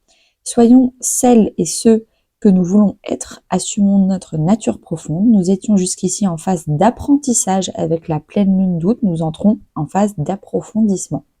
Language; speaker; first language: French; native; French